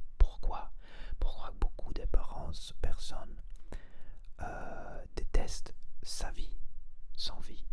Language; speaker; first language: French; non-native, learner; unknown